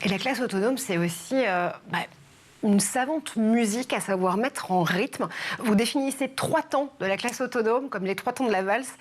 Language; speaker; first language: French; native; French